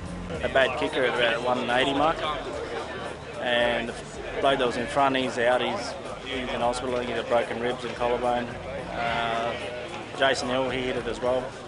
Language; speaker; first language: English; native; English